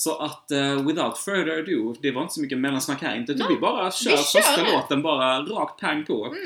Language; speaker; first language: Swedish; native; Swedish